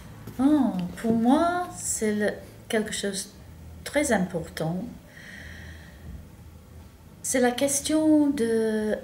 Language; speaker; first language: French; non-native, fluent; English